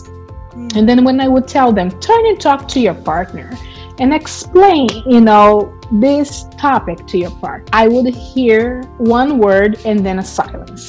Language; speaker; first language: English; non-native, fluent; Portuguese